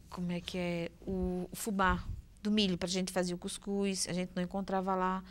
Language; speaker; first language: Portuguese; native; Portuguese